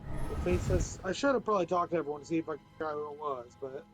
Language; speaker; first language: English; native; English